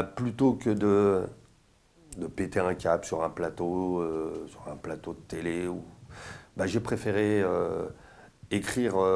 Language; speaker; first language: French; native; French